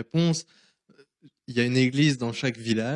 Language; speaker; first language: French; native; French